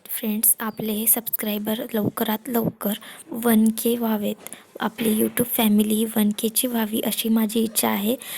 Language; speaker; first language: Marathi; non-native, local second language; Lambadi